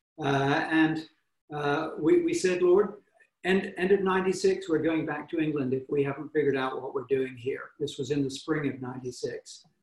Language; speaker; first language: English; native; English